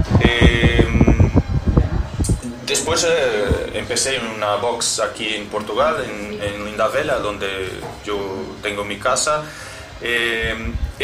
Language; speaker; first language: Spanish; non-native, learner; Portuguese